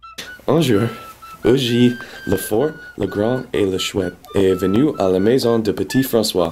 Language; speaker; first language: French; non-native, learner; English